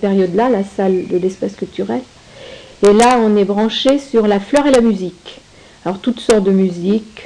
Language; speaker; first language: French; native; French